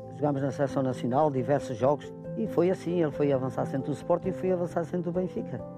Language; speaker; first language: Portuguese; native; Portuguese